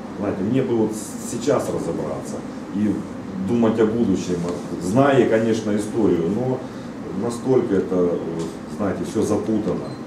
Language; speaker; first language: Russian; native; Russian